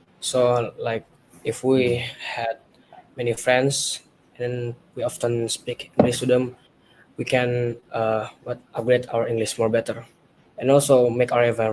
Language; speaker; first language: English; non-native, learner; Indonesian